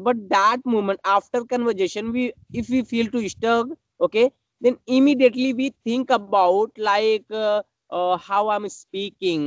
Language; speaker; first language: English; non-native, learner; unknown